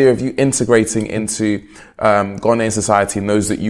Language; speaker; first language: English; native; English